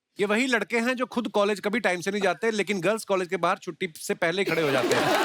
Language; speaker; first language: Hindi; non-native, local second language; Punjabi